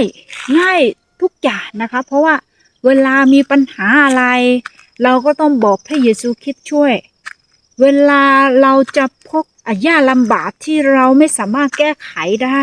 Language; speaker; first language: Thai; non-native, fluent; Akha